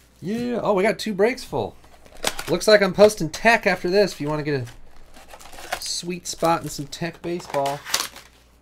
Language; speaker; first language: English; native; English